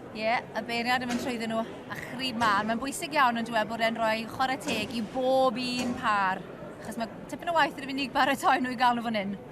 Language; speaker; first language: Welsh; native; Welsh